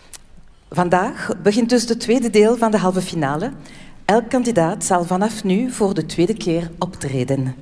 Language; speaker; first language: Dutch; non-native, local second language; French